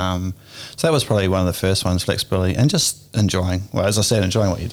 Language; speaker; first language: English; native; English